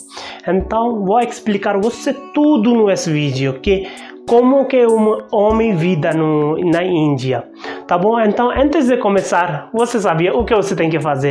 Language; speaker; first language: Portuguese; non-native, learner; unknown